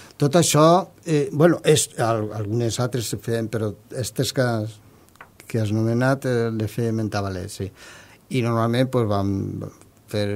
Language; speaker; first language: Catalan; non-native, local second language; Spanish